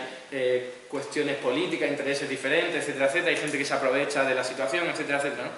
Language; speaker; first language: Spanish; native; Spanish